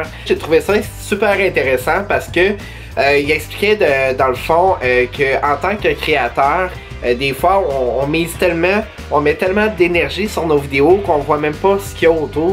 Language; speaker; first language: French; native; French